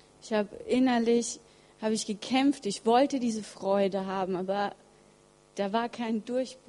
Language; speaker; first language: German; early bilingual, other home language; Russian